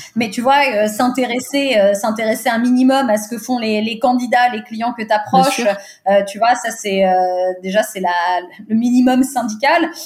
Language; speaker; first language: French; early bilingual, other home language; Portuguese